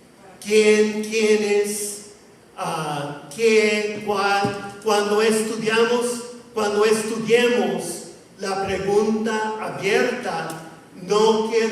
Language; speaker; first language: Spanish; non-native, fluent; English